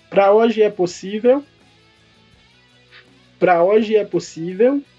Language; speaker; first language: Portuguese; non-native, fluent; Haitian Creole